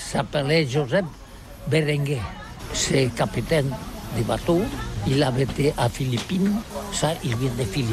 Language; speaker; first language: French; non-native, learner; Catalan